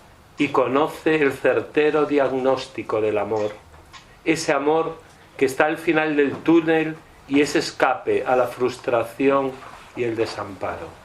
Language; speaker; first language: Spanish; native; Spanish